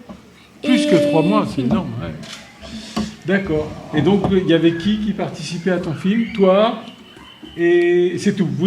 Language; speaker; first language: French; native; French